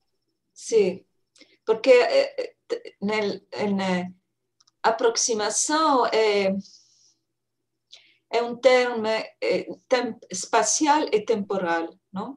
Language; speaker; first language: Portuguese; non-native, learner; French